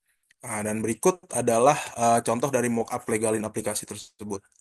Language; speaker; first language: Indonesian; native; Indonesian